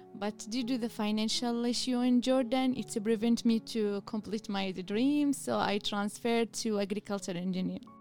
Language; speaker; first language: English; non-native, learner; Arabic